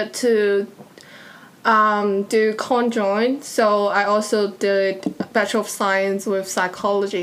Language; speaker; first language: English; non-native, fluent; Cantonese